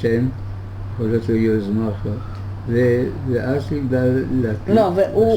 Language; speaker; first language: Hebrew; early bilingual, other home language; German